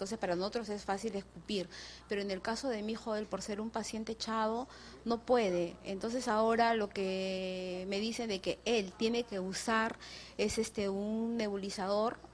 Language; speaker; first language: Spanish; native; Spanish